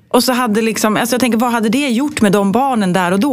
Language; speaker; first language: Swedish; native; Swedish